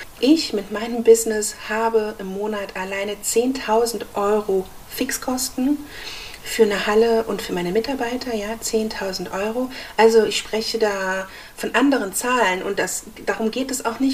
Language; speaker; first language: German; native; German